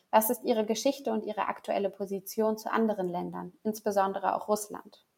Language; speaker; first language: German; native; German